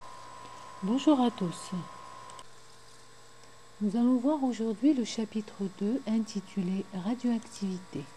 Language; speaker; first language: French; non-native, local second language; Arabic